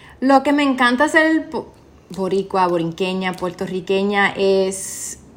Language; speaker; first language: Spanish; early bilingual, heritage; Spanish